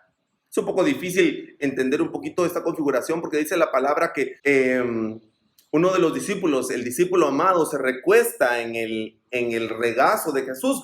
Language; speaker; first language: Spanish; native; Spanish